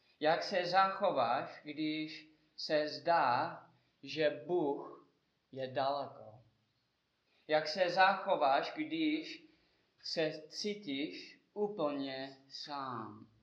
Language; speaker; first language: Czech; non-native, learner; English